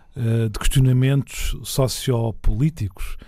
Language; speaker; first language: Portuguese; native; Portuguese